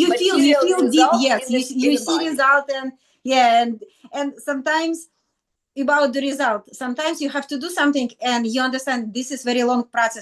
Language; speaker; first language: English; non-native, learner; Russian